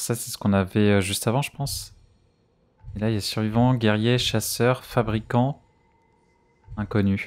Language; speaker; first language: French; native; French